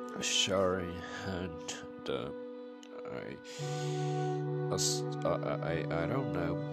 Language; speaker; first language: English; non-native, learner; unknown